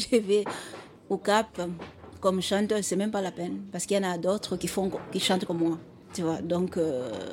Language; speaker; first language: French; non-native, fluent; Xhosa